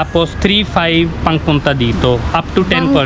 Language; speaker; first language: Filipino; non-native, learner; Hindi